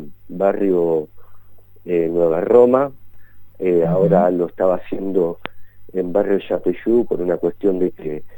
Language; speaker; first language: Spanish; native; Spanish